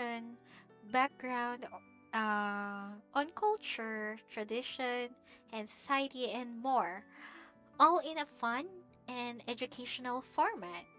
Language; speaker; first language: English; non-native, local second language; Filipino